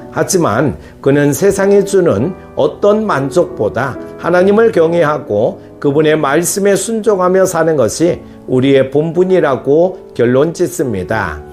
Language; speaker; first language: Korean; native; Korean